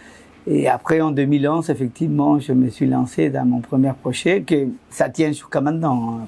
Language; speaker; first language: French; non-native, fluent; Spanish